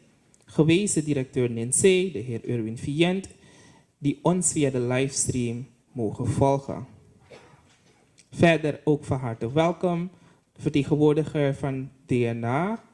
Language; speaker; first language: Dutch; native; Dutch